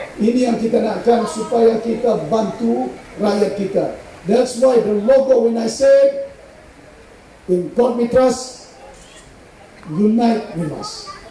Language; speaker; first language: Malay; non-native, local second language; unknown